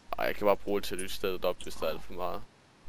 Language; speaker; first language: Danish; native; Danish